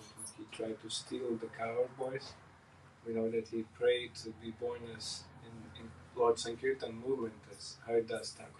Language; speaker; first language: English; non-native, fluent; Lithuanian